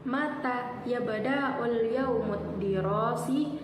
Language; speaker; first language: Arabic; non-native, learner; Indonesian